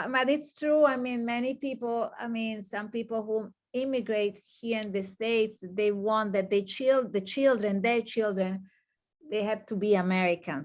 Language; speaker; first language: English; non-native, fluent; Italian